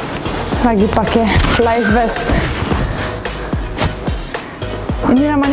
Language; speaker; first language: Indonesian; non-native, fluent; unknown